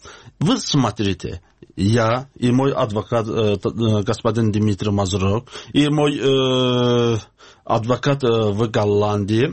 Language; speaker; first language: Russian; non-native, learner; Azerbaijani